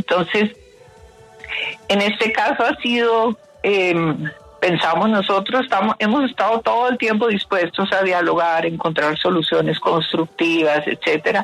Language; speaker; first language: Spanish; native; Spanish